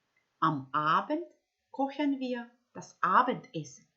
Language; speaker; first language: German; non-native, fluent; Macedonian